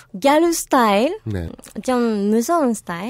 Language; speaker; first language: Korean; non-native, learner; Japanese